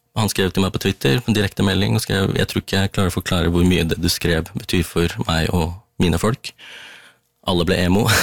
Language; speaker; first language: Norwegian; early bilingual, other home language; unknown